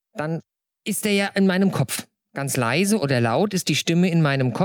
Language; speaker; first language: German; native; German